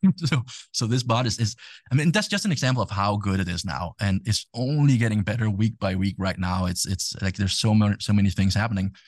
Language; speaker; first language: English; non-native, fluent; Danish